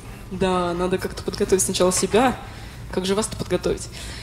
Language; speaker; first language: Russian; native; Russian